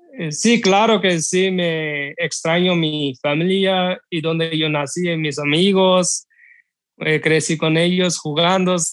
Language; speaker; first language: Spanish; non-native, learner; Urdu